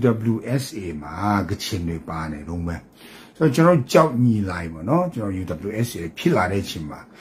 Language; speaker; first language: Burmese; non-native, local second language; Kachin